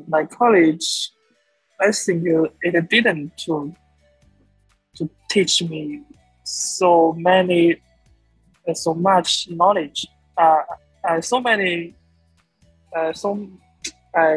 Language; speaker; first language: English; non-native, learner; Chinese